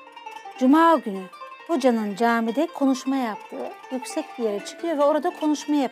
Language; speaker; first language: Turkish; native; Turkish